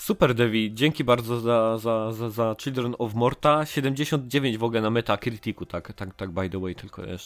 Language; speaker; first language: Polish; native; Polish